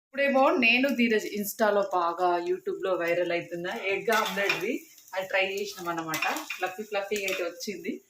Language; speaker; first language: Telugu; native; Telugu